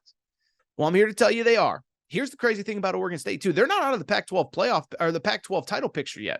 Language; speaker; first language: English; native; English